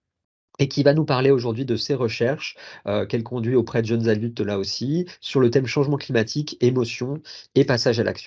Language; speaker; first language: French; native; French